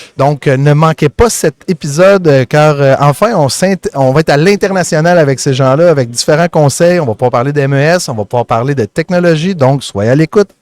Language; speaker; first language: French; native; French